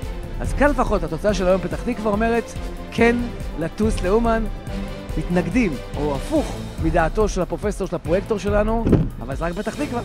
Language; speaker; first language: Hebrew; native; Hebrew